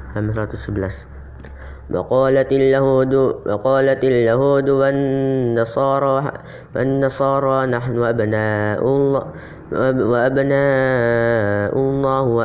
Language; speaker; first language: Arabic; non-native, learner; Indonesian